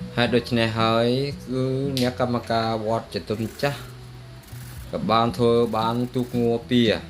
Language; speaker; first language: Khmer; non-native, local second language; Vietnamese